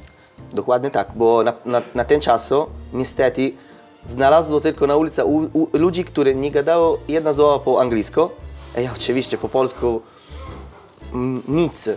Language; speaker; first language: Polish; non-native, learner; Italian